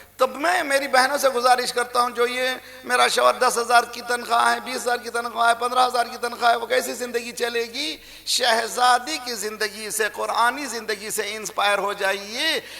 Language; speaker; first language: Urdu; native; Urdu